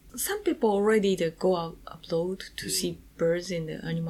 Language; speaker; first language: English; non-native, learner; Japanese